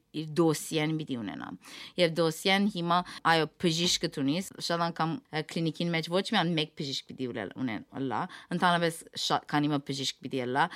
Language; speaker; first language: Armenian; early bilingual, heritage; Armenian